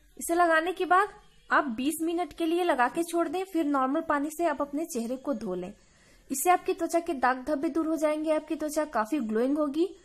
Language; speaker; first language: Hindi; native; Hindi